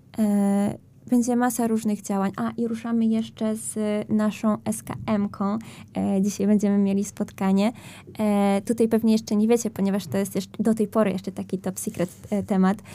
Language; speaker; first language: Polish; native; Polish